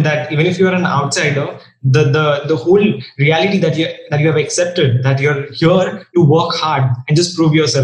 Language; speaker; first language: English; non-native, local second language; Hindi